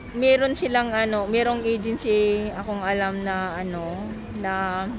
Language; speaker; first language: Filipino; non-native, local second language; Cebuano